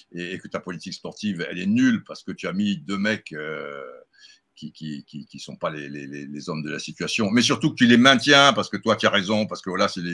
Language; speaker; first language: French; native; French